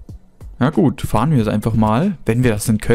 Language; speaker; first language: German; native; German